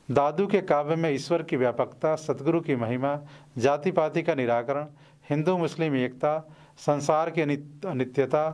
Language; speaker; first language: Hindi; native; Hindi